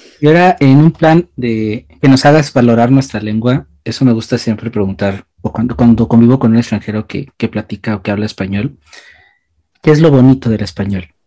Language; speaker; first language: Spanish; native; Spanish